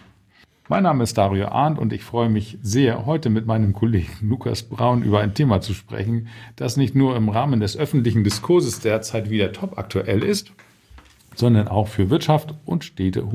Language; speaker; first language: German; native; German